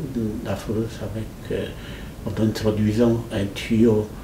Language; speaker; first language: French; non-native, fluent; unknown